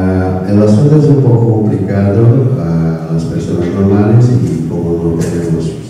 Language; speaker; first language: Spanish; non-native, learner; Korean